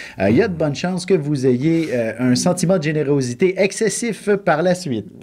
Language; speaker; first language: French; native; French